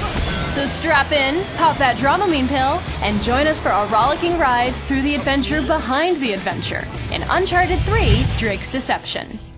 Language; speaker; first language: English; native; English